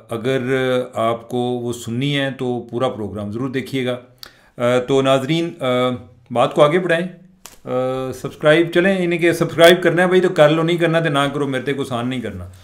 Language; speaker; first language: Urdu; non-native, local second language; Punjabi